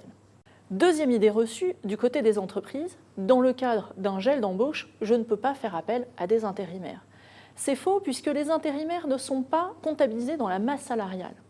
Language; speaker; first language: French; native; French